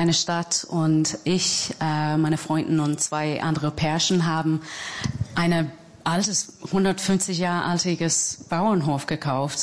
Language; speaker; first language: German; non-native, fluent; English